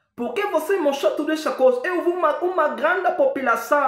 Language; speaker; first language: Portuguese; non-native, learner; French